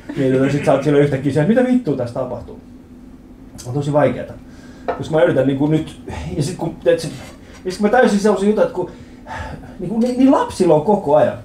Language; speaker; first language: Finnish; early bilingual, other home language; Persian